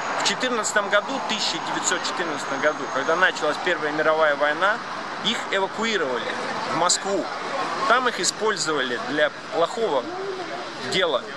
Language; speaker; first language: Russian; non-native, local second language; Latvian